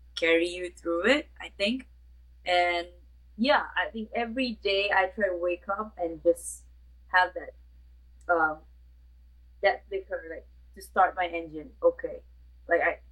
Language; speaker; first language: English; non-native, local second language; Malay